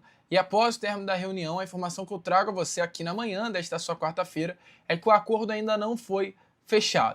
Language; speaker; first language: Portuguese; native; Portuguese